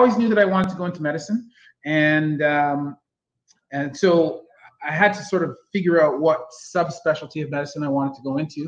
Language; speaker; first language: English; native; English